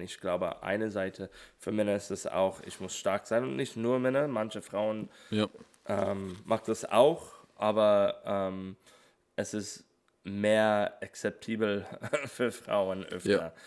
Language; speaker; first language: German; non-native, fluent; English